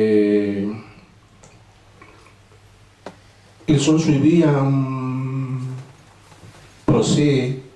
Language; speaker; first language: French; non-native, fluent; Spanish